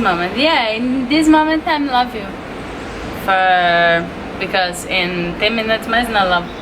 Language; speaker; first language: English; non-native, learner; Portuguese